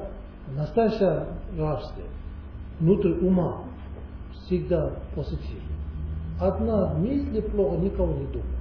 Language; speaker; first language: Russian; non-native, learner; Tibetan